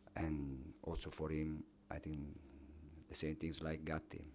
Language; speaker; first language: English; non-native, learner; Italian